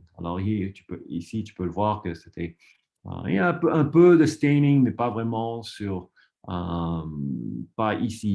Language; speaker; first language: French; non-native, fluent; English